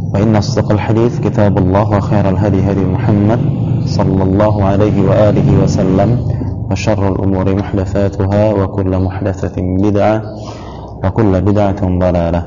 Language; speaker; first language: Arabic; non-native, fluent; Indonesian